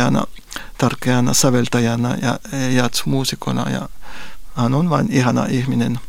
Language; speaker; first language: Finnish; non-native, fluent; Spanish